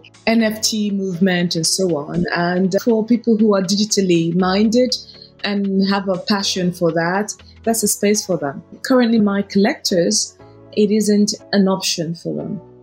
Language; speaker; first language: English; non-native, local second language; Igbo